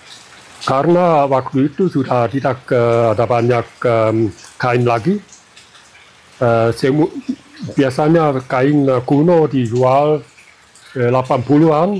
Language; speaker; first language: Indonesian; non-native, fluent; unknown